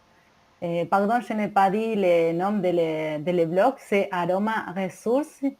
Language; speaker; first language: French; non-native, learner; Spanish